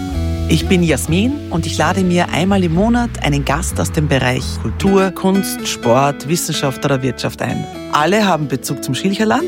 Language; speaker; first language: German; native; German